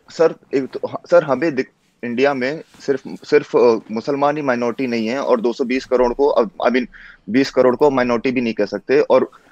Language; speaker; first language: Hindi; native; Hindi